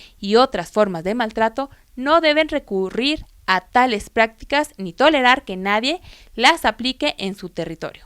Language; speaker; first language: Spanish; native; Spanish